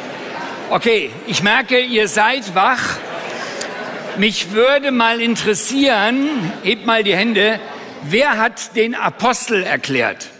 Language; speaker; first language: German; native; German